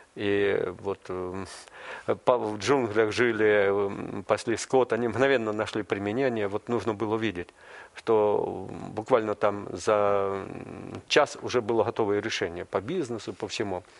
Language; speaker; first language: Russian; native; Russian